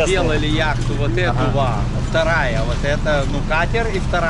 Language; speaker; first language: Russian; non-native, local second language; Lithuanian